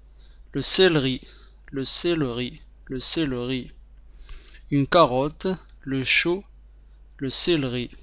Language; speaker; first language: French; non-native, fluent; Arabic